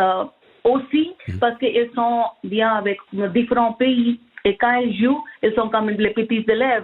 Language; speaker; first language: French; non-native, learner; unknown